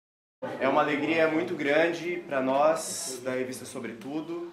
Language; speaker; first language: Portuguese; native; Portuguese